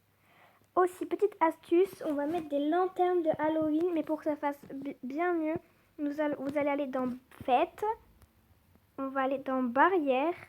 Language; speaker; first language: French; native; French